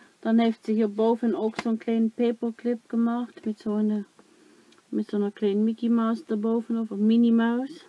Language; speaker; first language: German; non-native, learner; Dutch